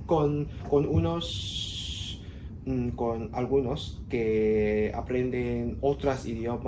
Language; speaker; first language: Spanish; non-native, learner; Cantonese